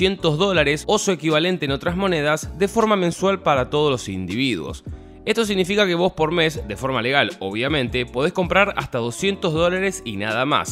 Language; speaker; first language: Spanish; native; Spanish